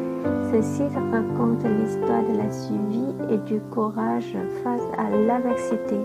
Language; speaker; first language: French; non-native, fluent; Vietnamese